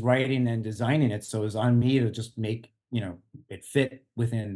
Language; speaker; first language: English; native; English